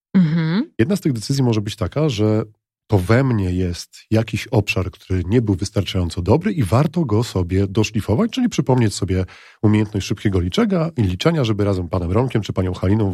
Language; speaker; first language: Polish; native; Polish